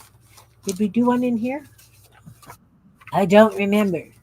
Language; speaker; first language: English; native; English